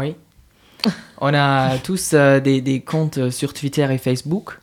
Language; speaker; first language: French; non-native, fluent; German